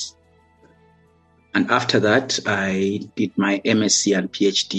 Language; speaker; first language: English; non-native, local second language; Ganda